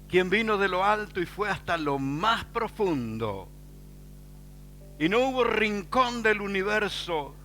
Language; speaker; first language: Spanish; native; Spanish